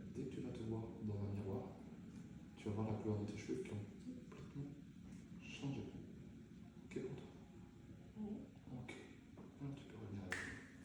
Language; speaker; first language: French; native; French